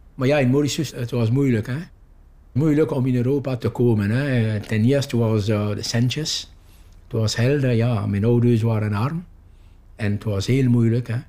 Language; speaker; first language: Dutch; non-native, learner; Morisyen